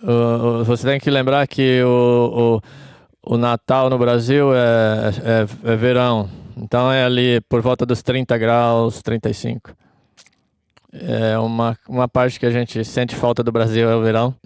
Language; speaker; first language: Portuguese; non-native, fluent; English